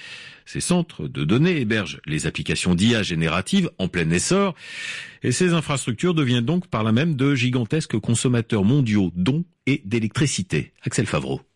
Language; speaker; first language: French; native; French